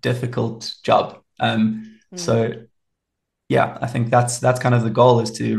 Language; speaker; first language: English; native; English